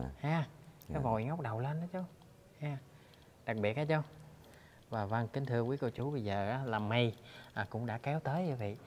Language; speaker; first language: Vietnamese; native; Vietnamese